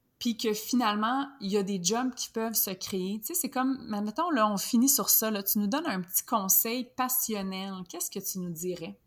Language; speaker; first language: French; native; French